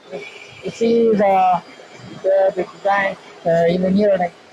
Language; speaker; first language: English; non-native, learner; Chinese